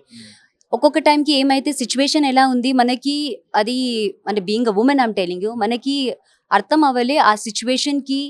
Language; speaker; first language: Telugu; non-native, learner; Hindi